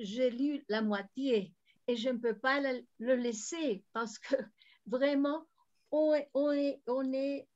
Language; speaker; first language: French; non-native, fluent; Spanish